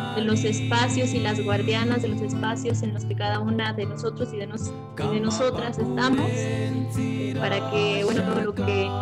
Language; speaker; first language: Spanish; native; Spanish